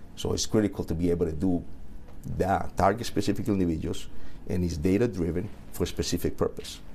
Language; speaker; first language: English; early bilingual, other home language; Spanish